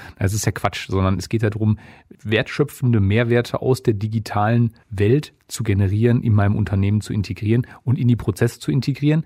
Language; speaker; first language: German; native; German